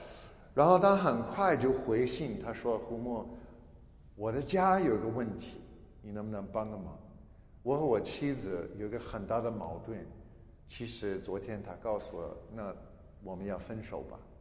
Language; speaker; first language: Chinese; non-native, fluent; English